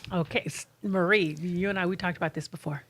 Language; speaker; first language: English; native; English